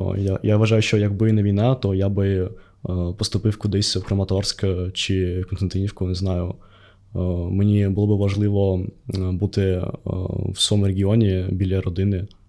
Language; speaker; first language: Ukrainian; non-native, local second language; Russian